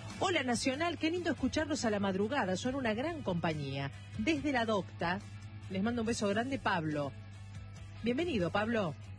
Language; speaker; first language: Spanish; native; Spanish